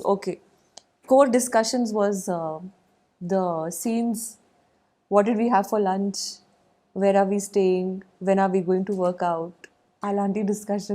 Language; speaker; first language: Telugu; non-native, learner; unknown